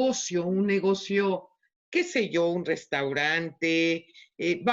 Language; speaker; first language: Spanish; native; Spanish